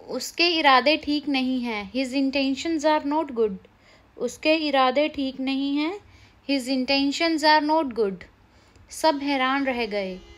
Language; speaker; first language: Hindi; native; Hindi